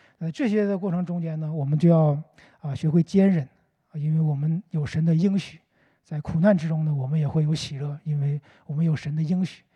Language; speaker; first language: Chinese; native; Chinese